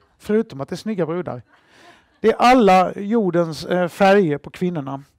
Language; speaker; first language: Swedish; native; Swedish